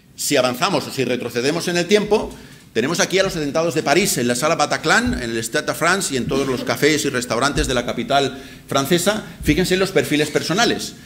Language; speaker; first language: Spanish; native; Spanish